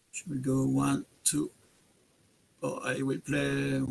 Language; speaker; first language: English; non-native, fluent; French